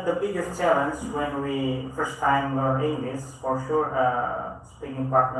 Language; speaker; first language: English; non-native, learner; Indonesian